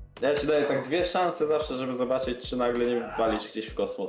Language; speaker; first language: Polish; native; Polish